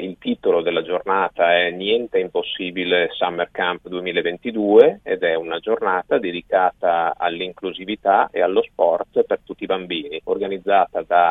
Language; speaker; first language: Italian; native; Italian